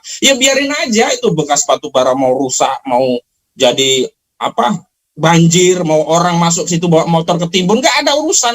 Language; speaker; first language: Indonesian; native; Indonesian